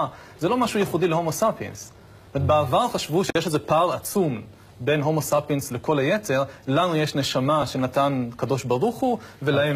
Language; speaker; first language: Hebrew; native; Hebrew